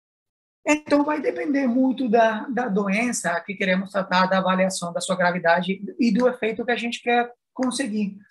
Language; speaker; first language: Portuguese; non-native, fluent; Spanish